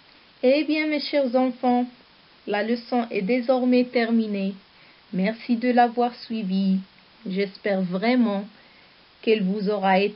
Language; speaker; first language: French; non-native, local second language; Arabic